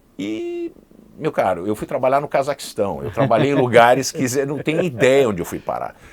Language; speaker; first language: Portuguese; early bilingual, heritage; Portuguese